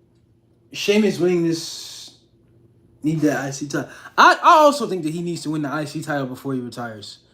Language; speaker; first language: English; native; English